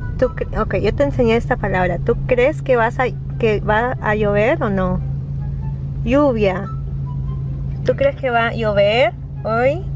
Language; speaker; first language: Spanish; early bilingual, heritage; Spanish